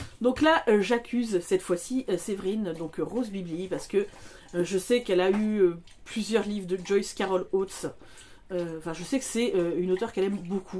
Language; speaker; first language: French; native; French